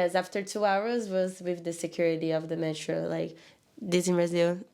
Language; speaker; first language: English; non-native, learner; Portuguese